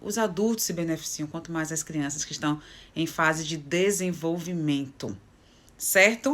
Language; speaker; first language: Portuguese; native; Portuguese